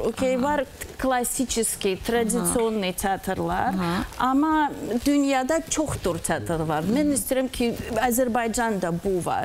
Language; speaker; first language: Azerbaijani; non-native, learner; Russian